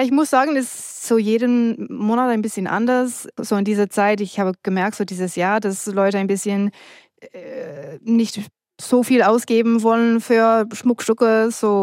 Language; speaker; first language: German; non-native, fluent; English